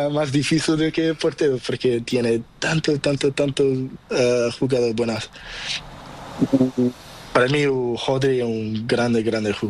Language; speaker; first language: Spanish; non-native, learner; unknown